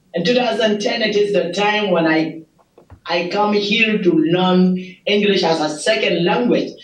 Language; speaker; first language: English; non-native, learner; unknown